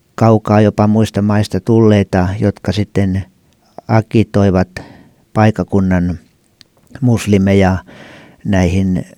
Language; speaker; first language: Finnish; native; Finnish